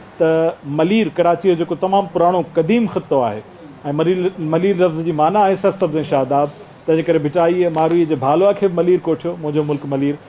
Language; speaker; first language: Sindhi; native; Sindhi